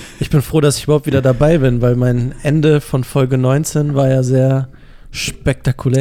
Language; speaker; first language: German; native; German